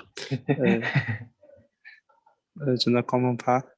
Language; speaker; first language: French; non-native, learner; Chinese